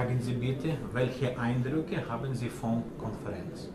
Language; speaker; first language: German; non-native, learner; Ukrainian